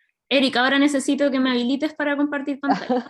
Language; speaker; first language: Spanish; native; Spanish